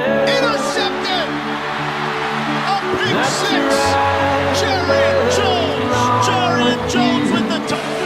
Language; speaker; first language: English; native; English